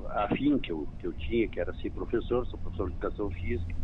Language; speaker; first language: Portuguese; native; Portuguese